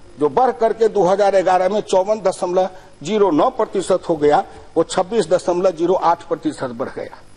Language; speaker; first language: Hindi; non-native, local second language; Maithili